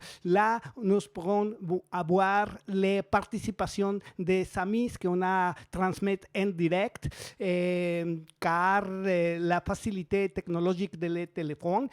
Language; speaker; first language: French; non-native, learner; Spanish